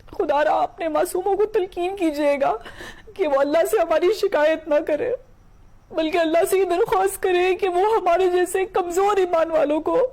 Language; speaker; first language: Urdu; native; Urdu